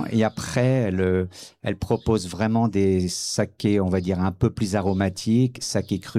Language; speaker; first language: French; native; French